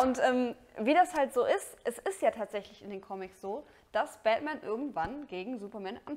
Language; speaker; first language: German; native; German